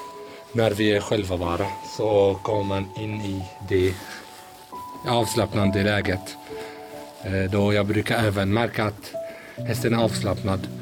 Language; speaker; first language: Swedish; early bilingual, other home language; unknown